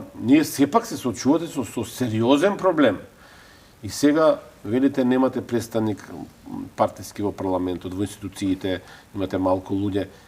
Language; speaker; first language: Macedonian; native; Macedonian